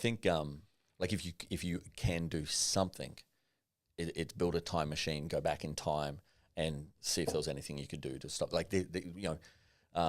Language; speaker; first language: English; native; English